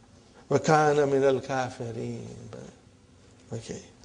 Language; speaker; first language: Arabic; non-native, fluent; English